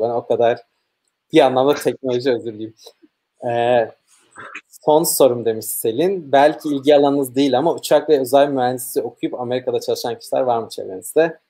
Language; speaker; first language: Turkish; native; Turkish